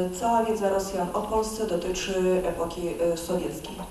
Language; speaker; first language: Polish; non-native, fluent; Russian